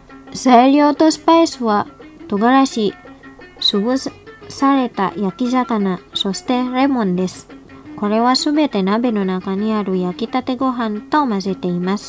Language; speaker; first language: Japanese; non-native, fluent; Indonesian